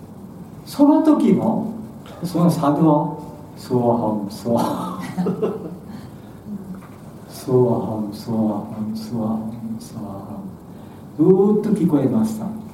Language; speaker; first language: Japanese; non-native, learner; Bangla